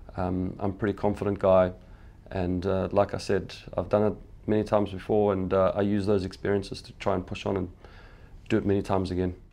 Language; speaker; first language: English; native; English